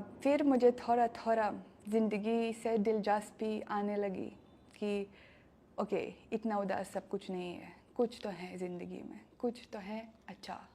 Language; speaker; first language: Hindi; non-native, fluent; Russian